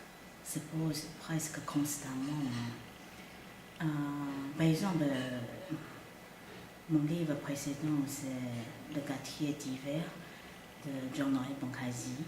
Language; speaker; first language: French; non-native, fluent; Chinese